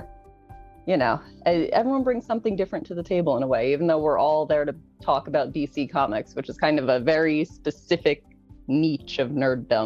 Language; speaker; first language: English; native; English